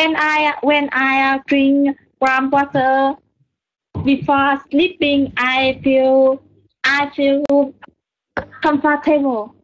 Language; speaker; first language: English; non-native, learner; Vietnamese